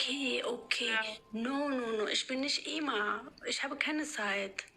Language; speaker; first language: German; non-native, learner; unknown